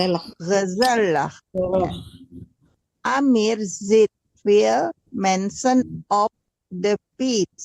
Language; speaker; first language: Dutch; non-native, learner; Indonesian